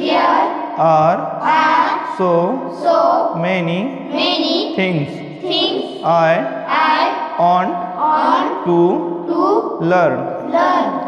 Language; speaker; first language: English; non-native, learner; Marathi